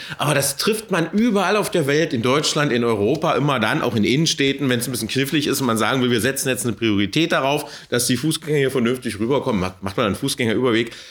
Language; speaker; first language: German; native; German